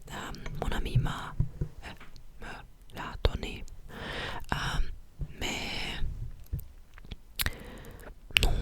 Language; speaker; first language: French; non-native, learner; English